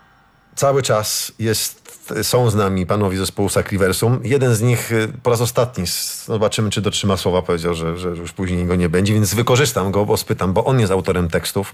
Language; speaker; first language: Polish; native; Polish